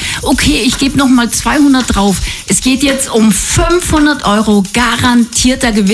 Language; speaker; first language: German; native; German